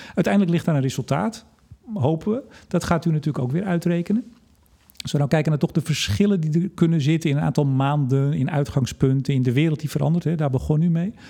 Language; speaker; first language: Dutch; native; Dutch